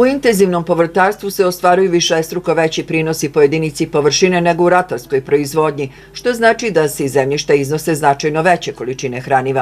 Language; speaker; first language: Serbian; native; Serbian